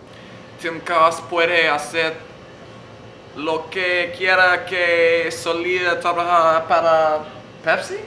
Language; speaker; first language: Spanish; non-native, learner; English